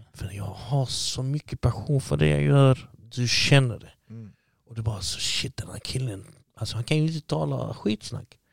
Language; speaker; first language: Swedish; early bilingual, other home language; Arabic